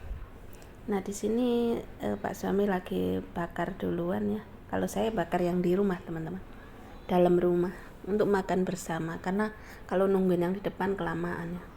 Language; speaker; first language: Indonesian; native; Indonesian